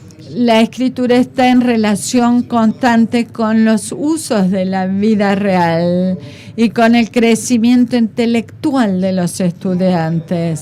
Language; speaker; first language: Spanish; non-native, fluent; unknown